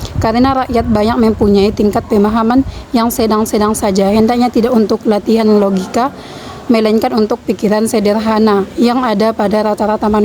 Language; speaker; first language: Indonesian; native; Indonesian